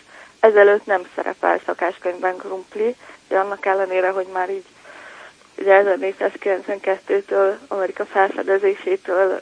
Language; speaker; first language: Hungarian; native; Hungarian